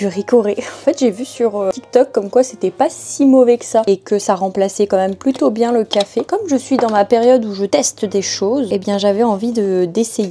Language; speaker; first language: French; native; French